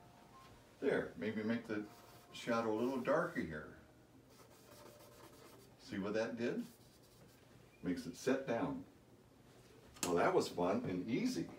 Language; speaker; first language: English; native; English